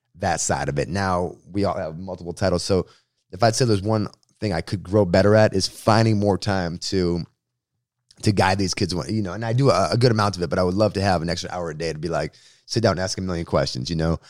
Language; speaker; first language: English; native; English